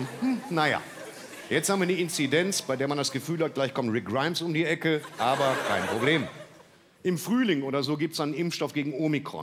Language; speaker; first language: German; native; German